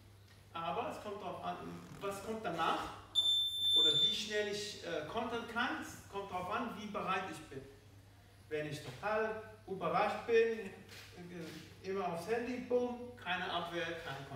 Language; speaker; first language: German; non-native, fluent; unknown